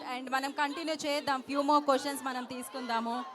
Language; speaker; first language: Telugu; native; Telugu